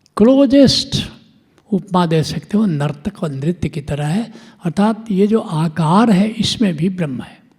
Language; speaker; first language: Hindi; non-native, local second language; Bhojpuri